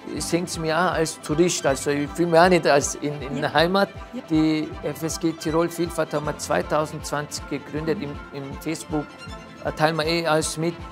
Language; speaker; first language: German; non-native, fluent; Turkish